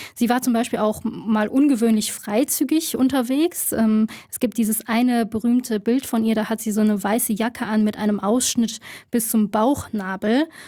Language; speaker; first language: German; early bilingual, other home language; Cantonese